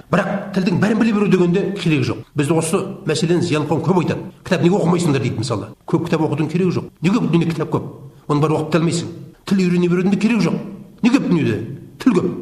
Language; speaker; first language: Kazakh; native; Kazakh